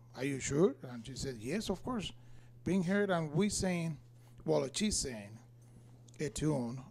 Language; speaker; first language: English; non-native, fluent; Spanish